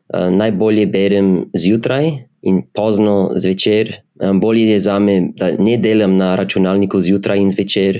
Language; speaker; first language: Slovenian; non-native, fluent; English